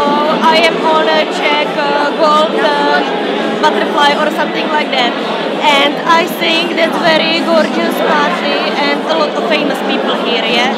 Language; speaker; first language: English; non-native, learner; Czech